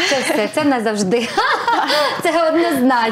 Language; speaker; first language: Ukrainian; native; Ukrainian